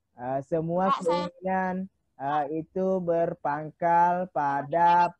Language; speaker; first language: Indonesian; native; Indonesian